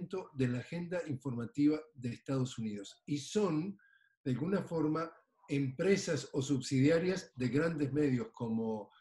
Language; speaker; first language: Spanish; native; Spanish